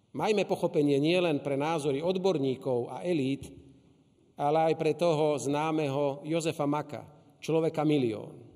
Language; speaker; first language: Slovak; native; Slovak